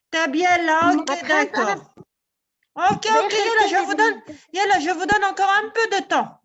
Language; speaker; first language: French; non-native, local second language; Arabic